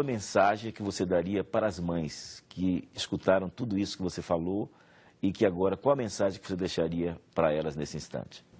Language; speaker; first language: Portuguese; native; Portuguese